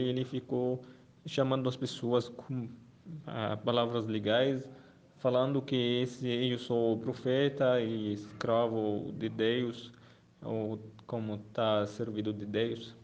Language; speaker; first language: Portuguese; non-native, fluent; Arabic